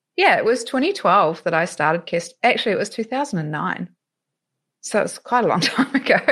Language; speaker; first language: English; native; English